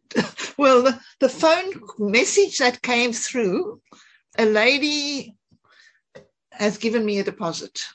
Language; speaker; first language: English; native; English